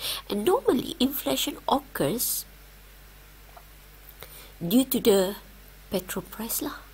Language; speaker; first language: English; non-native, local second language; Malay